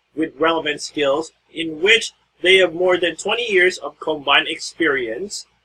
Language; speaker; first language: English; non-native, local second language; Filipino